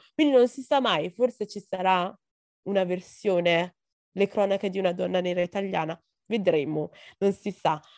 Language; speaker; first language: Italian; early bilingual, other home language; Akan